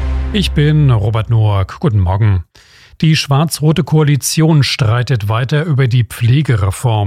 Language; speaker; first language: German; native; German